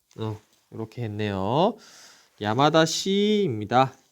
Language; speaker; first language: Korean; native; Korean